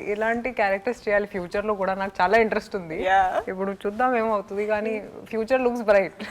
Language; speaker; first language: Telugu; non-native, fluent; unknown